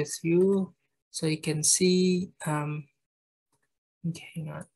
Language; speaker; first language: English; non-native, fluent; Indonesian